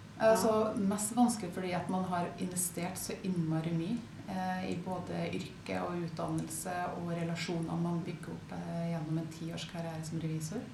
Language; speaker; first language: Norwegian; native; Norwegian